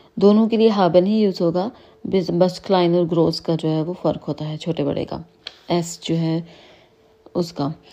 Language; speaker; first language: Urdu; native; Urdu